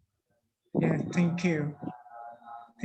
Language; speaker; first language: English; non-native, learner; Khmer